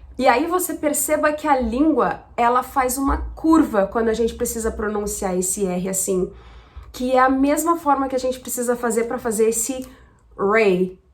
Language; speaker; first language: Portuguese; native; Portuguese